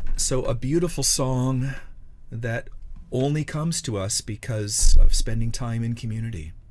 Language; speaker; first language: English; native; English